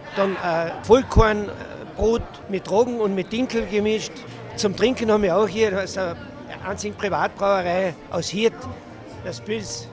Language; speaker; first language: German; native; German